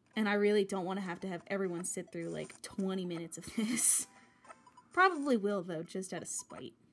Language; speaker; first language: English; native; English